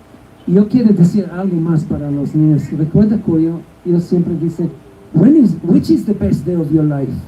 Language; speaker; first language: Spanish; non-native, learner; Hebrew